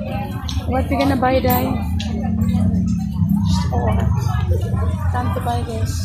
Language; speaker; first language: English; non-native, local second language; Cebuano